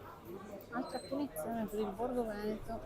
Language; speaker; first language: Italian; native; Italian